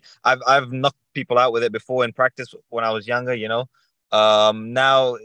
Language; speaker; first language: English; native; English